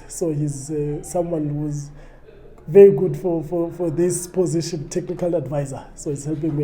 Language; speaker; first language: English; non-native, local second language; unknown